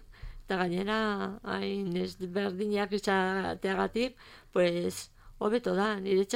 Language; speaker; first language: Basque; non-native, learner; Spanish